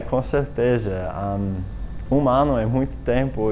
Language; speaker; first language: Portuguese; non-native, learner; English